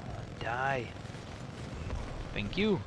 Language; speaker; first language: English; non-native, fluent; Dutch